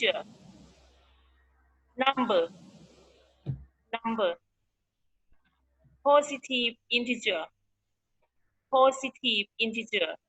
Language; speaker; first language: English; non-native, learner; Thai